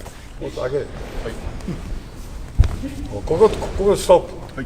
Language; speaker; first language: Japanese; native; Japanese